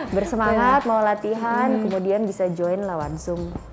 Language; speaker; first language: Indonesian; native; Indonesian